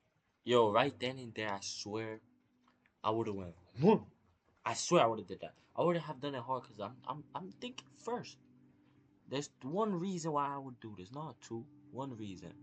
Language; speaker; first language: English; native; English